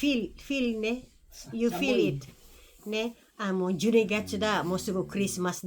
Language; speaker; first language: Japanese; non-native, learner; Filipino